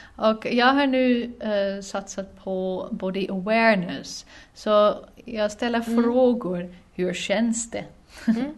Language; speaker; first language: Swedish; non-native, fluent; Dutch